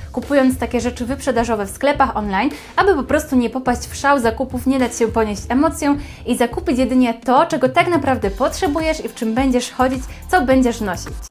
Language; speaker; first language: Polish; native; Polish